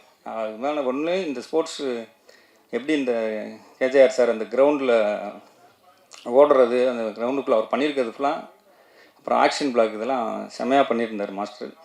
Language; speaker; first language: Tamil; native; Tamil